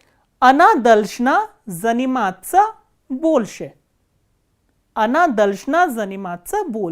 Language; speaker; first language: Russian; non-native, fluent; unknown